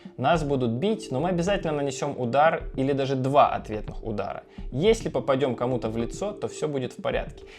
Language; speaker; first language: Russian; native; Russian